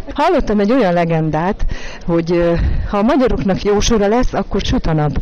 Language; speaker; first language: Hungarian; native; Hungarian